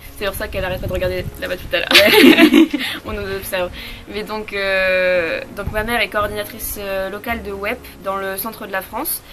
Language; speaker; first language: French; native; French